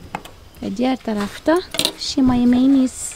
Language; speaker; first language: Turkish; non-native, fluent; Portuguese